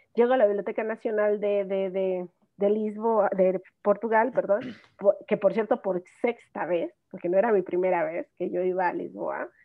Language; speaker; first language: Spanish; native; Spanish